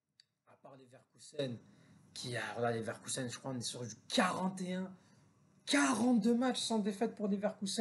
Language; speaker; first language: French; native; French